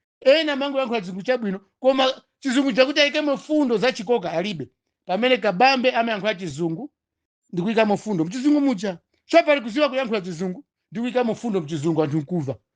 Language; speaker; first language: Nyanja; non-native, local second language; Tumbuka